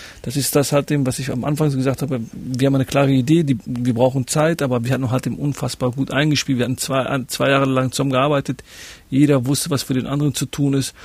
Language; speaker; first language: German; early bilingual, other home language; Kurdish